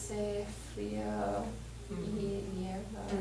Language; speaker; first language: Spanish; non-native, learner; English